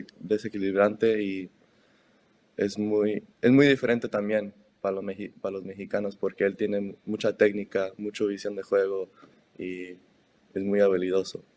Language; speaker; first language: Spanish; early bilingual, heritage; Spanish